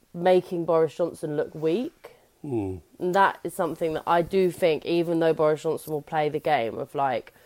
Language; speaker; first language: English; native; English